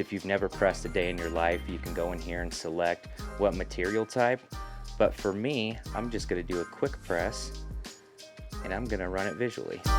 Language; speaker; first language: English; native; English